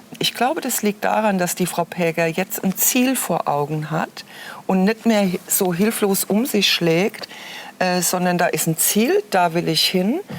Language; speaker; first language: German; native; German